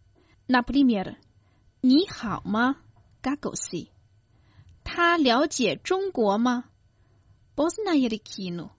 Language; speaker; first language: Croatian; non-native, fluent; Chinese